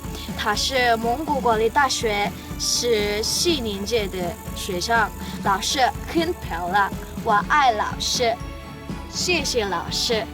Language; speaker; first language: Chinese; non-native, learner; Mongolian